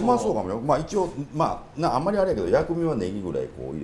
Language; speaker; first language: Japanese; native; Japanese